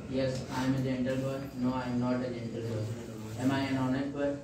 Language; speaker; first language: English; non-native, learner; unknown